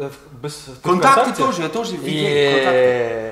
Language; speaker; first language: Russian; non-native, learner; German